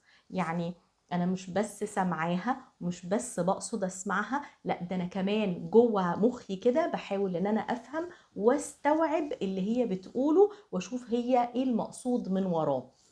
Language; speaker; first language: Arabic; native; Arabic